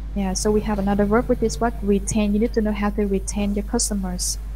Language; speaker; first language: English; non-native, fluent; Vietnamese